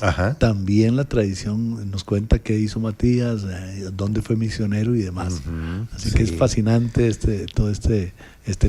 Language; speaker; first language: Spanish; native; Spanish